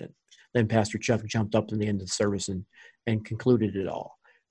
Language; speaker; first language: English; native; English